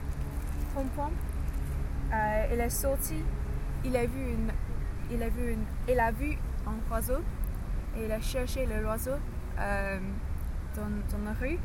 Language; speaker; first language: French; non-native, learner; English